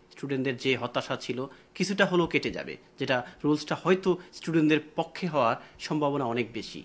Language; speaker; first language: Bangla; native; Bangla